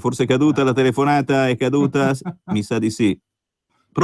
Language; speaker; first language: Italian; native; Italian